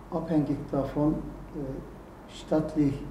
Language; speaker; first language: German; non-native, learner; Turkish